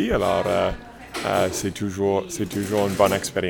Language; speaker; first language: French; non-native, local second language; English